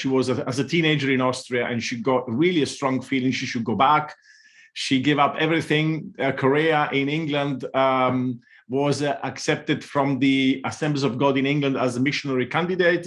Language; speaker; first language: English; non-native, fluent; Italian